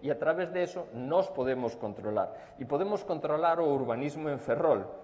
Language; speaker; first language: Spanish; non-native, local second language; Galician